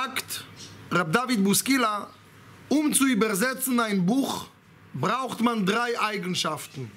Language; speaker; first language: German; non-native, fluent; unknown